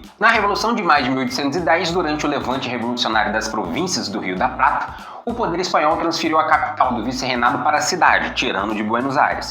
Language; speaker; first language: Portuguese; native; Portuguese